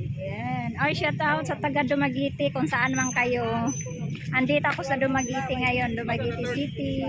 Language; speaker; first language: Filipino; non-native, local second language; Cebuano